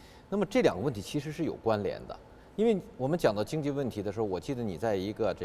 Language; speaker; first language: Chinese; native; Chinese